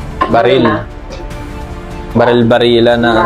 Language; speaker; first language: Filipino; native; Filipino